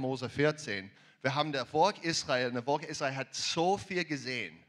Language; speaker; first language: German; non-native, fluent; English